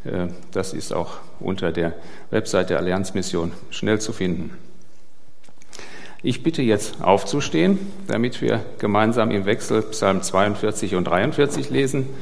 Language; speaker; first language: German; native; German